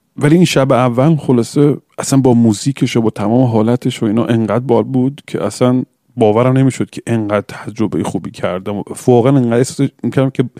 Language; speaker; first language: Persian; early bilingual, heritage; English